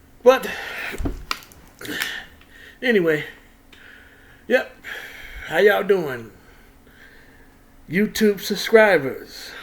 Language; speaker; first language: English; native; English